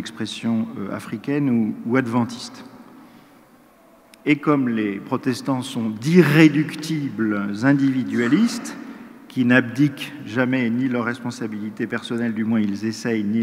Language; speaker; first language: French; native; French